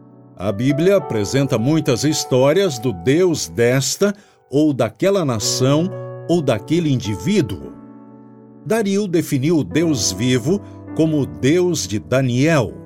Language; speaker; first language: Portuguese; native; Portuguese